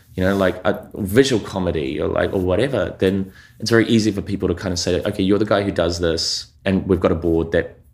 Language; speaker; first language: English; native; English